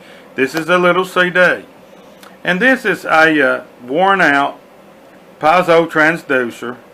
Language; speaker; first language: English; native; English